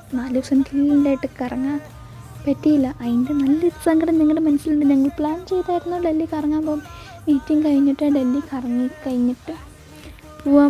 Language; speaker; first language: Malayalam; early bilingual, heritage; Malayalam